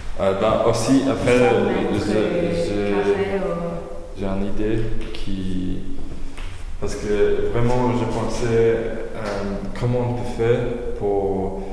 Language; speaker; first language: French; non-native, learner; Polish